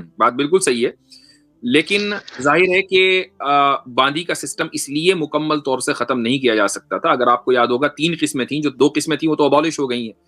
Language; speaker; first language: Urdu; native; Urdu